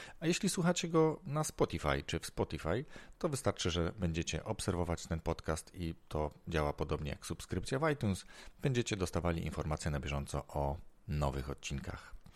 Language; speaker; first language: Polish; native; Polish